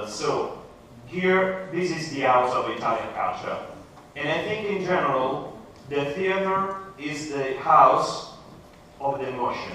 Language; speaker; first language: English; non-native, learner; Italian